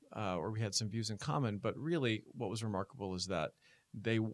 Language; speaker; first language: English; native; English